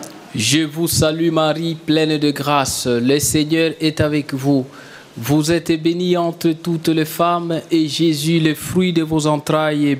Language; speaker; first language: French; native; French